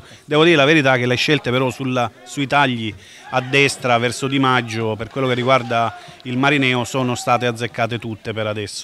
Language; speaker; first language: Italian; native; Italian